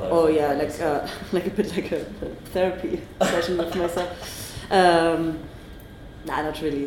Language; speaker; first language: English; non-native, fluent; German